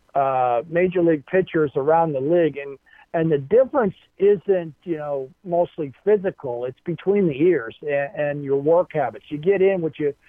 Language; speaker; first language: English; native; English